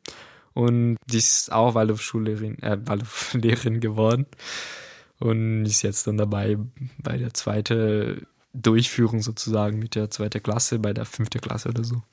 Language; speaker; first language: German; non-native, fluent; Portuguese